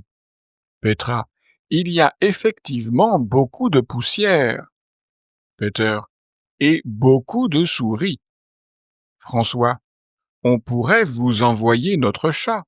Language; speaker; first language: French; native; French